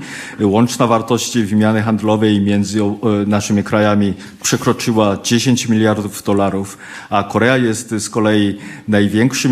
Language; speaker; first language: Polish; non-native, fluent; Korean